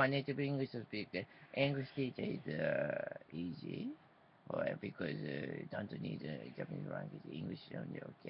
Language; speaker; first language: English; non-native, learner; Japanese